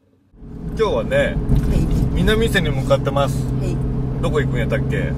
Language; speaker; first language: Japanese; native; Japanese